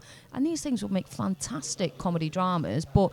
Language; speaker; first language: English; native; English